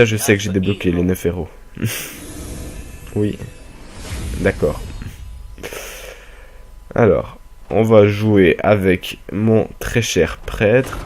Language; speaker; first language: French; native; French